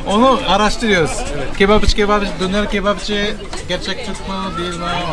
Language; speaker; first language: Turkish; non-native, learner; Japanese